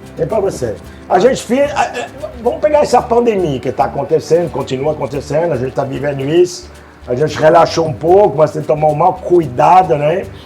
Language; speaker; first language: Portuguese; non-native, fluent; French